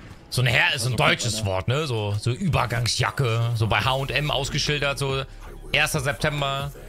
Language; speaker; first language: German; native; German